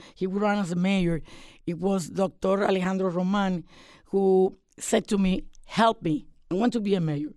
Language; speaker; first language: English; non-native, fluent; Spanish